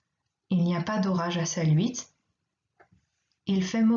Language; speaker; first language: French; non-native, fluent; English